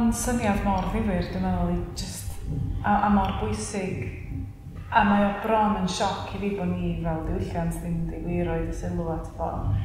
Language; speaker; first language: Welsh; native; Welsh